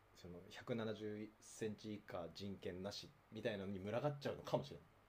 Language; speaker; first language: Japanese; native; Japanese